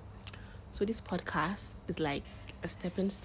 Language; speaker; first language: English; non-native, local second language; Hausa